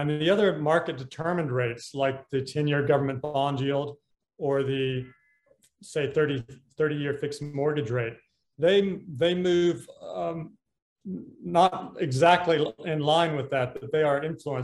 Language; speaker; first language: English; native; English